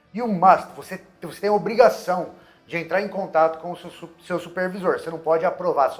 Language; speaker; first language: Portuguese; non-native, fluent; English